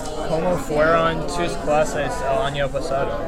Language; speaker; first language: Spanish; non-native, learner; English